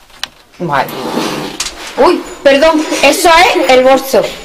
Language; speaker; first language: Spanish; native; Spanish